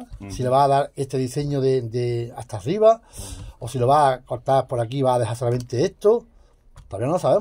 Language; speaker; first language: Spanish; native; Spanish